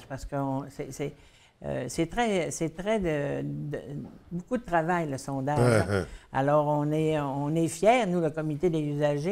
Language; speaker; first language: French; native; French